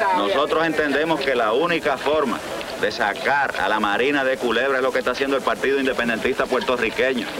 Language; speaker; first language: Spanish; native; Spanish